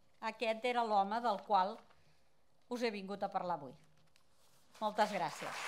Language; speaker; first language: Catalan; native; Catalan